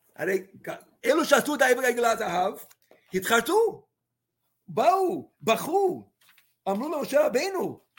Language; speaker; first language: Hebrew; non-native, fluent; English